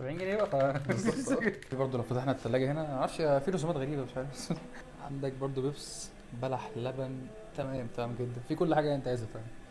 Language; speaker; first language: Arabic; native; Arabic